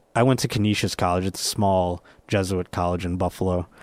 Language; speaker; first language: English; native; English